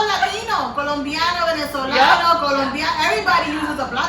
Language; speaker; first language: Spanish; early bilingual, heritage; Spanish